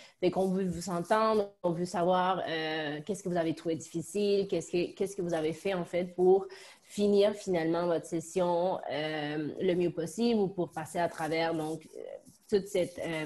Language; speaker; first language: French; native; French